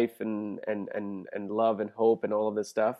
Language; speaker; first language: English; non-native, local second language; Hindi